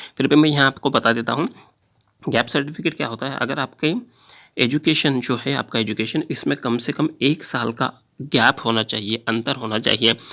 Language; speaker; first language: Hindi; non-native, local second language; Marathi